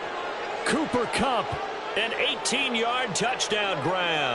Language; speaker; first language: English; native; English